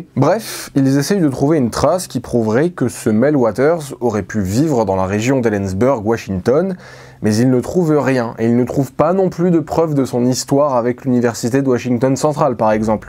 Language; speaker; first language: French; native; French